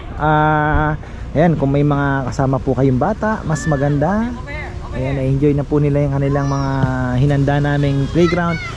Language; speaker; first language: Filipino; native; Filipino